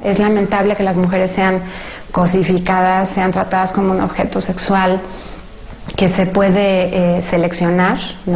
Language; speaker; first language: Spanish; native; Spanish